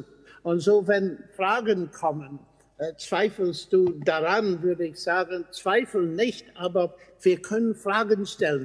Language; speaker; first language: German; non-native, fluent; English